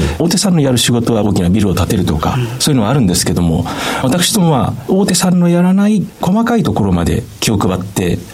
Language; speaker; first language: Japanese; native; Japanese